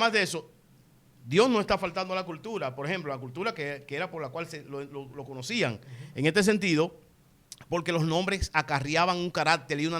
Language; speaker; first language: Spanish; native; Spanish